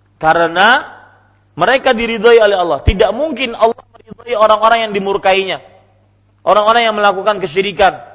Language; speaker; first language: Indonesian; non-native, local second language; Banjar